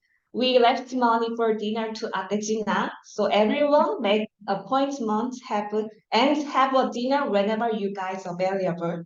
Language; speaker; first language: English; non-native, learner; Korean